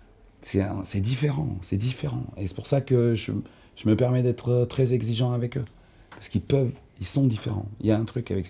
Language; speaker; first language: French; native; French